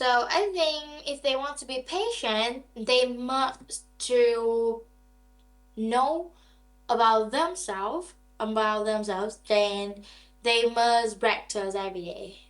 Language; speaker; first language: English; non-native, learner; Vietnamese